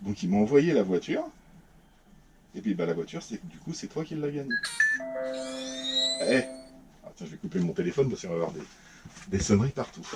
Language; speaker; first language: French; native; French